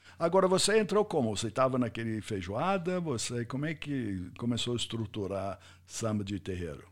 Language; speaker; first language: Portuguese; non-native, fluent; English